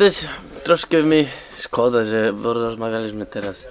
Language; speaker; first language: Polish; non-native, fluent; Spanish